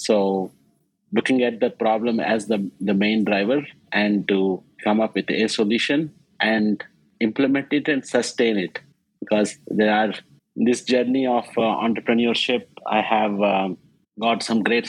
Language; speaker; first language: English; non-native, local second language; Telugu